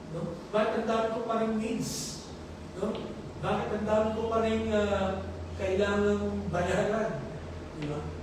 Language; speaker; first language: Filipino; native; Filipino